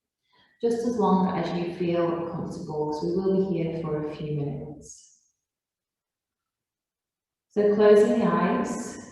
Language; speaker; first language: English; native; English